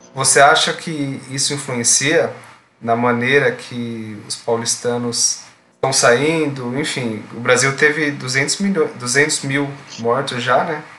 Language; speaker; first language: Portuguese; native; Portuguese